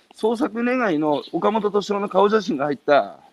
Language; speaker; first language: Japanese; native; Japanese